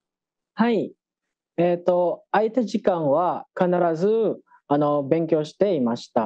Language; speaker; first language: Japanese; non-native, fluent; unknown